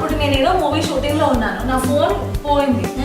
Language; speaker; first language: Telugu; non-native, local second language; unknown